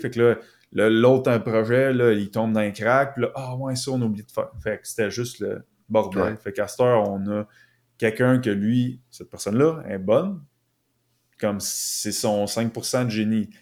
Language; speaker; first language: French; native; French